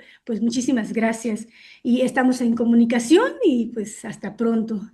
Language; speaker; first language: Spanish; native; Spanish